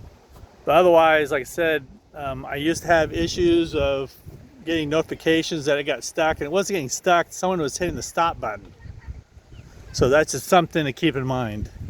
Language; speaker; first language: English; native; English